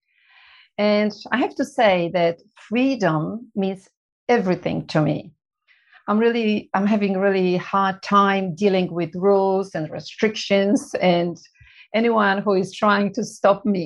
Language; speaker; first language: English; non-native, fluent; Polish